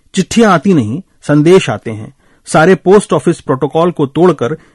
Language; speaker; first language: Hindi; native; Hindi